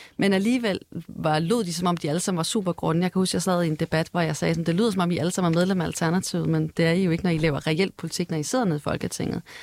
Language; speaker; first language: Danish; native; Danish